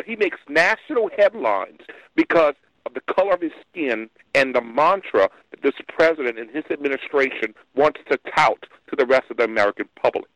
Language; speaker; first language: English; native; English